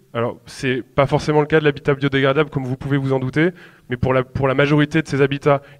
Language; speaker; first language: French; native; French